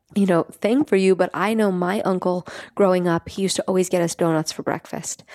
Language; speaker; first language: English; native; English